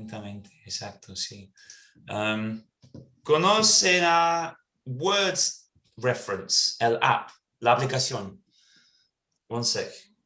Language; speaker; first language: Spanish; non-native, learner; English